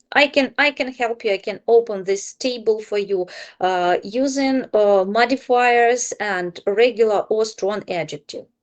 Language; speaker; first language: English; non-native, fluent; Ukrainian